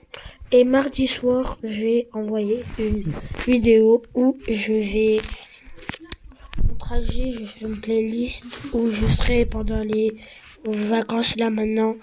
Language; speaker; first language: French; native; French